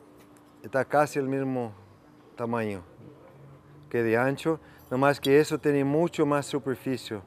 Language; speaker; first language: Spanish; non-native, fluent; English